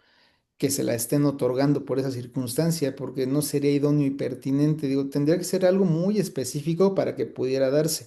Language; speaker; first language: Spanish; native; Spanish